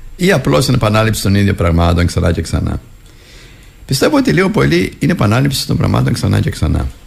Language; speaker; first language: Greek; native; Greek